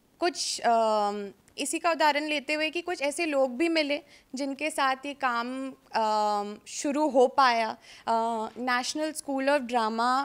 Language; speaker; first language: Hindi; native; Hindi